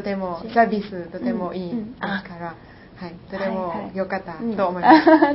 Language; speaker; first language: Japanese; non-native, learner; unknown